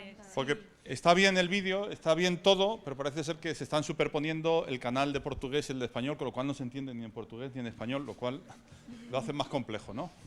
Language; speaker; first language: Spanish; native; Spanish